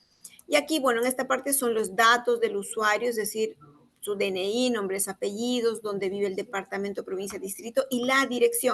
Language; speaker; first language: Spanish; native; Spanish